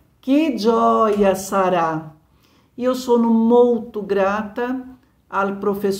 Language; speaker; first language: Italian; non-native, learner; Portuguese